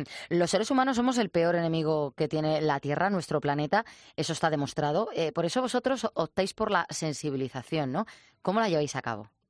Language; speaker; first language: Spanish; native; Spanish